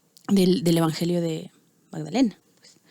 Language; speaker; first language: Spanish; native; Spanish